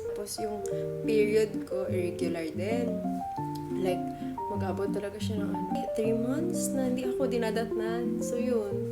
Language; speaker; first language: Filipino; non-native, local second language; Hiligaynon